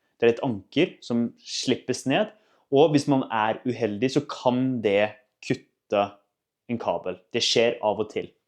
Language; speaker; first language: Norwegian; native; Norwegian